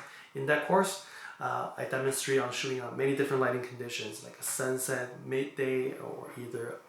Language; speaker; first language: English; non-native, fluent; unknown